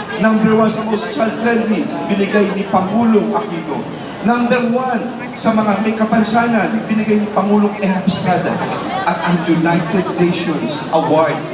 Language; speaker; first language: Filipino; native; Filipino